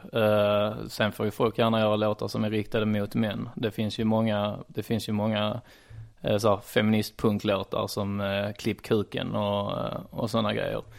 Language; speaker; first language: Swedish; native; Swedish